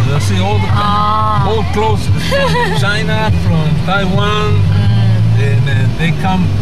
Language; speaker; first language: English; non-native, learner; Spanish